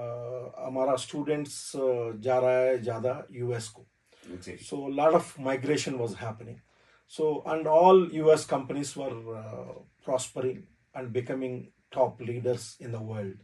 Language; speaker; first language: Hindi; non-native, learner; Telugu